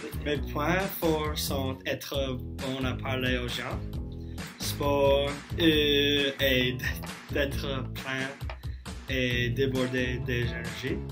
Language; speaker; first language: French; non-native, learner; English